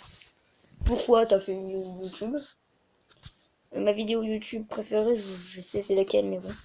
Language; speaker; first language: French; native; French